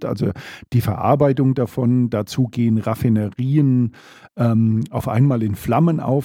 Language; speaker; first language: German; native; German